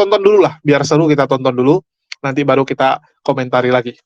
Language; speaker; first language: Indonesian; native; Indonesian